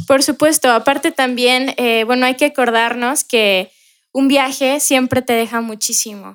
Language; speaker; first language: Spanish; native; Spanish